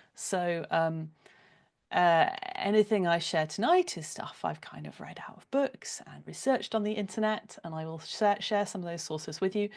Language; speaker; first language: English; native; English